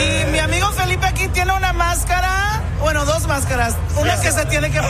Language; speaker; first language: Spanish; early bilingual, heritage; Spanish